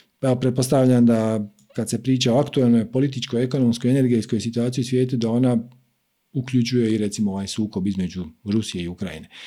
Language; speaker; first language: Croatian; native; Croatian